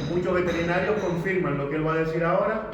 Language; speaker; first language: Spanish; native; Spanish